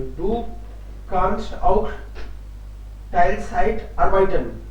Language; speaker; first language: German; non-native, fluent; Hindi